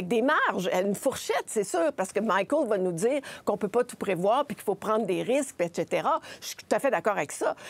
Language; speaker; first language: French; native; French